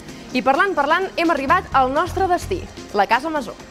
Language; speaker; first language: Catalan; native; Catalan